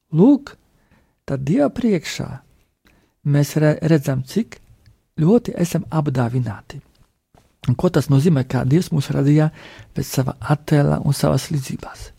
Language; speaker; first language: Latvian; non-native, fluent; Polish